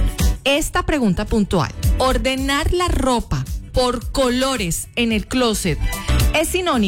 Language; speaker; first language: Spanish; native; Spanish